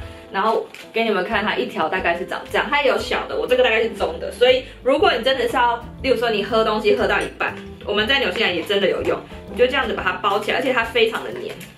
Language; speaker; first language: Chinese; native; Chinese